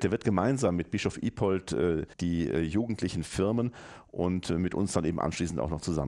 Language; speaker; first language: German; native; German